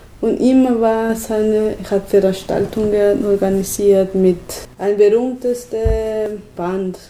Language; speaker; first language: German; non-native, learner; Spanish